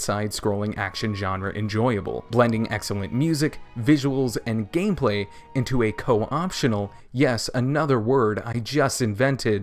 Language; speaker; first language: English; native; English